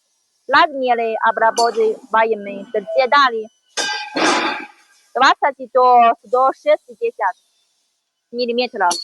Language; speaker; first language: Russian; non-native, learner; Chinese